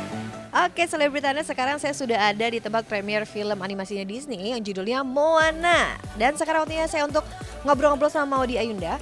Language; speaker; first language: Indonesian; native; Indonesian